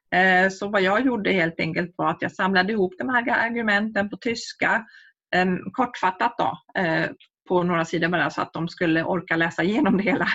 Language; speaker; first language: Swedish; native; Swedish